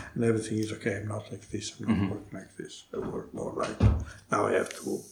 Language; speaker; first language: English; non-native, learner; Italian